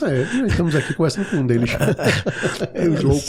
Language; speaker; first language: Portuguese; native; Portuguese